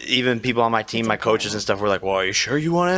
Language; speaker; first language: English; native; English